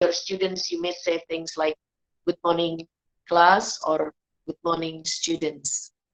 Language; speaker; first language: English; non-native, fluent; Indonesian